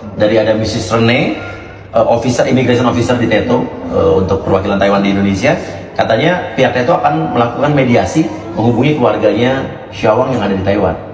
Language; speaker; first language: Indonesian; native; Indonesian